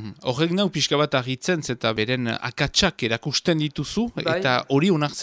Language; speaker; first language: Basque; native; Basque